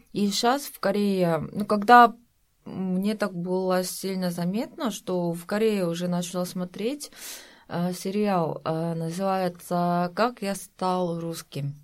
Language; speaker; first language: Russian; non-native, fluent; Korean